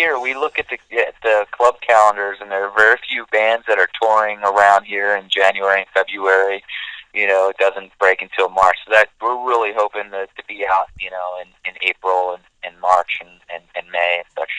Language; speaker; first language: English; native; English